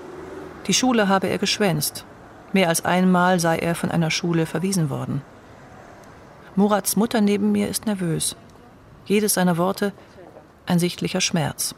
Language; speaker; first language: German; native; German